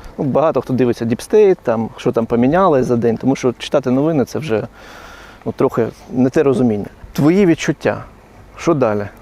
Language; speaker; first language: Ukrainian; native; Ukrainian